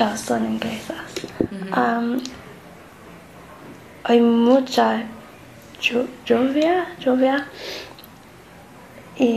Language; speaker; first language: Spanish; non-native, learner; English